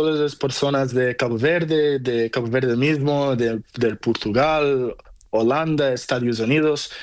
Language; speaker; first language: Spanish; non-native, learner; Portuguese